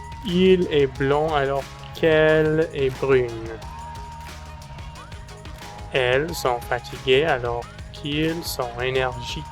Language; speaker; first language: French; non-native, fluent; English